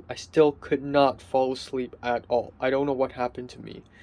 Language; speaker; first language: English; non-native, local second language; Cantonese